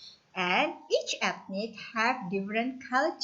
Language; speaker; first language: English; non-native, learner; Indonesian